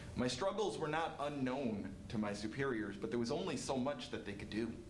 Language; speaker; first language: English; native; English